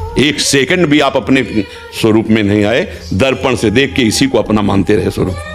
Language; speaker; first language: Hindi; native; Hindi